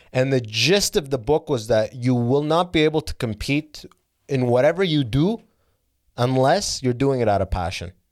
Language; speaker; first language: English; early bilingual, other home language; Arabic